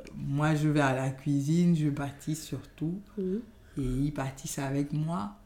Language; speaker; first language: French; non-native, local second language; Yoruba